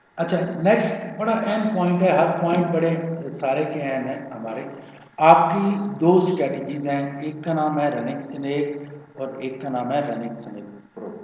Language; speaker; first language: Urdu; non-native, local second language; Punjabi